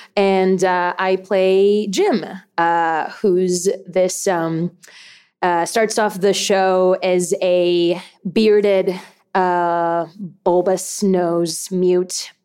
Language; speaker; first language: English; early bilingual, other home language; Spanish